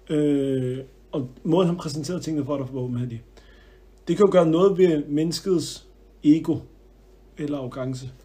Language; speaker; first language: Danish; early bilingual, other home language; Arabic